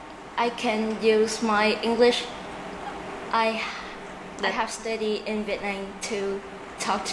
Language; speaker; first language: English; non-native, learner; Vietnamese